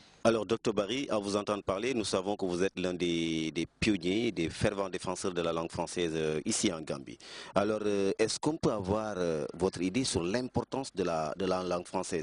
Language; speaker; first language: French; non-native, fluent; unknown